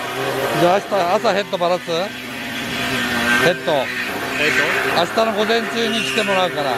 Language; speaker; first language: Japanese; native; Japanese